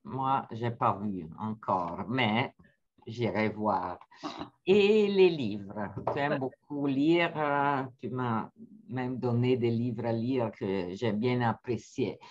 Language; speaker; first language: French; non-native, fluent; Italian